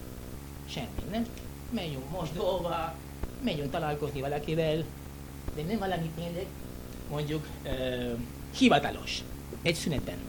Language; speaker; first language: Hungarian; non-native, learner; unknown